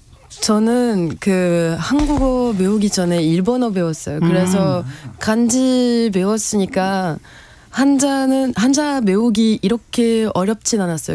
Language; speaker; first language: Korean; non-native, fluent; French